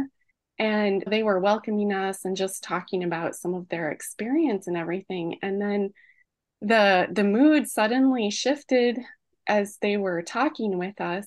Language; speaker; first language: English; native; English